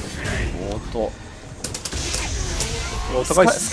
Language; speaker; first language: Japanese; native; Japanese